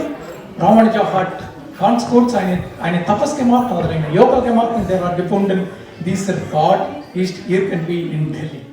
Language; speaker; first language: German; non-native, learner; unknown